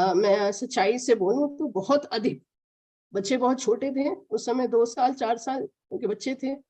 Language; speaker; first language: Hindi; non-native, local second language; Malayalam